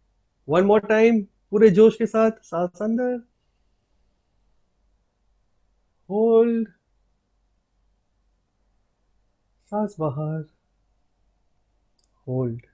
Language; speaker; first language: Hindi; native; Hindi